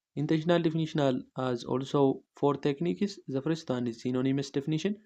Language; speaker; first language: English; non-native, local second language; Amharic